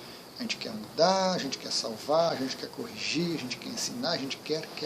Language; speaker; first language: Portuguese; native; Portuguese